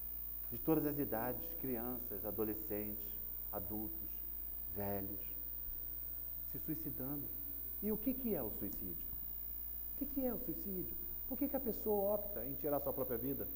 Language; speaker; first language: Portuguese; native; Portuguese